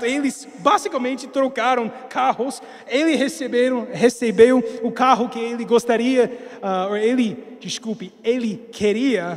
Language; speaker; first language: Portuguese; non-native, fluent; English